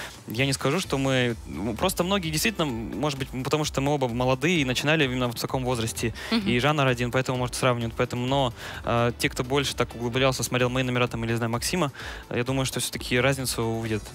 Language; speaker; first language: Russian; native; Russian